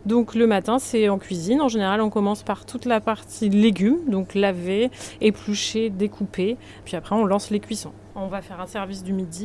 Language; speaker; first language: French; native; French